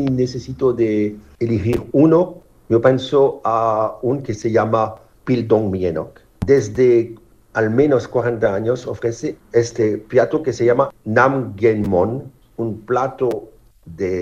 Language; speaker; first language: Spanish; non-native, fluent; French